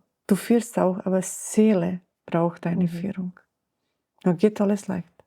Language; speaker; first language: German; non-native, learner; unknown